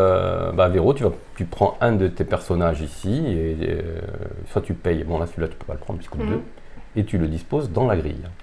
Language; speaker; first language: French; native; French